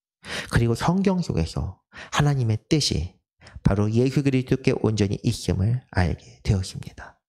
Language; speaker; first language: Korean; native; Korean